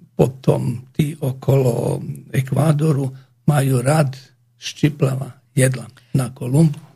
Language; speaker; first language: Slovak; non-native, learner; Croatian